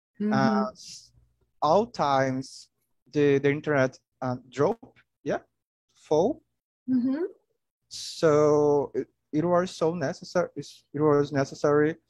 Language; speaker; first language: English; non-native, learner; Portuguese